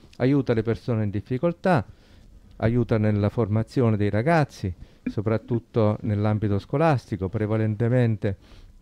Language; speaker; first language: Italian; native; Italian